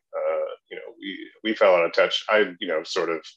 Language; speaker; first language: English; native; English